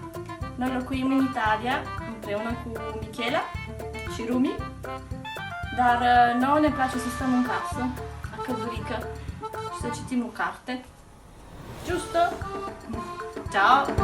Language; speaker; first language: Romanian; early bilingual, heritage; Romanian